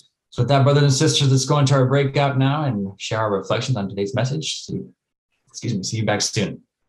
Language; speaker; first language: English; native; English